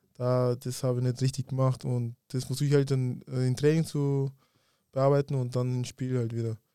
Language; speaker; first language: German; early bilingual, other home language; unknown